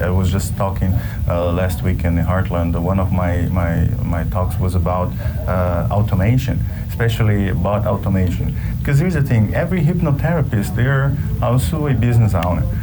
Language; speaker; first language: English; non-native, fluent; Portuguese